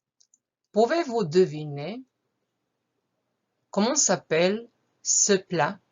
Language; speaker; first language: French; non-native, fluent; Croatian